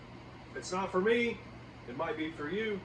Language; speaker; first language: English; native; English